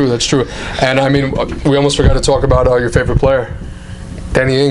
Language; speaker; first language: English; native; English